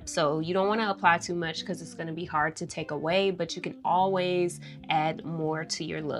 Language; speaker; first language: English; native; English